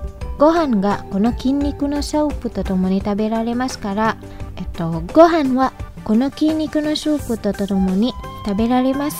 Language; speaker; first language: Japanese; non-native, fluent; Indonesian